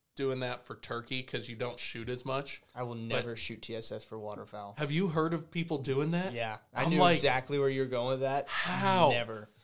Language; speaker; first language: English; native; English